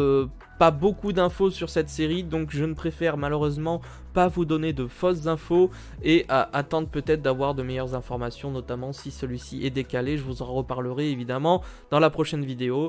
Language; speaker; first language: French; native; French